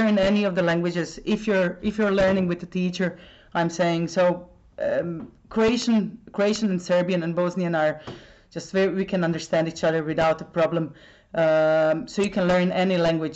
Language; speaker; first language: English; non-native, fluent; Croatian